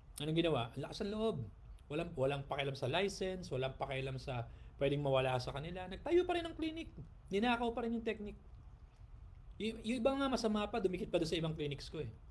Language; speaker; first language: Filipino; native; Filipino